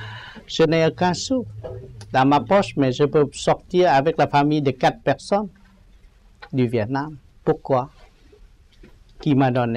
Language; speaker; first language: French; non-native, learner; Vietnamese